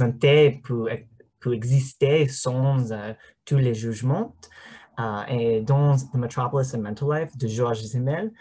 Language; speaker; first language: French; non-native, learner; English